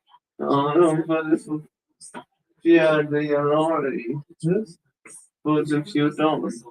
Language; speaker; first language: Swedish; early bilingual, other home language; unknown